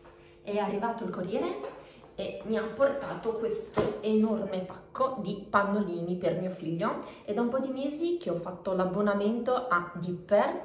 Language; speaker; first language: Italian; native; Italian